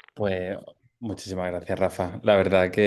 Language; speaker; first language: Spanish; native; Spanish